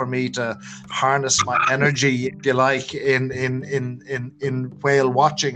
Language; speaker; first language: English; native; English